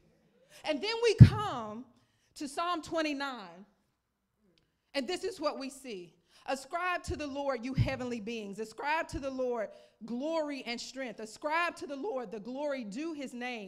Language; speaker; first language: English; native; English